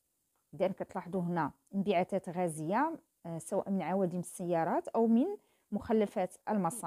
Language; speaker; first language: Arabic; native; Arabic